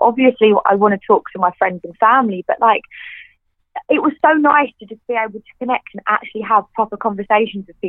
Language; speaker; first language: English; native; English